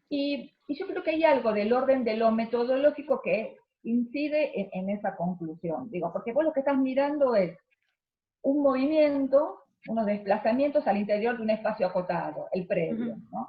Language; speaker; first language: Spanish; native; Spanish